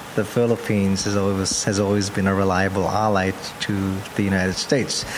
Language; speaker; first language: English; non-native, local second language; Pampanga